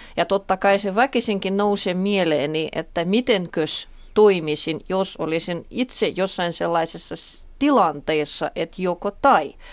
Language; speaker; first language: Finnish; non-native, fluent; Russian